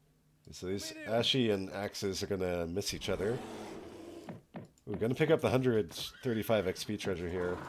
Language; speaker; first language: English; native; English